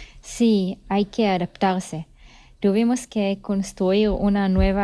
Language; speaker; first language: Spanish; non-native, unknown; Hebrew